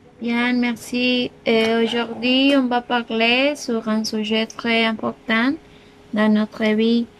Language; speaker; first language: French; non-native, learner; Spanish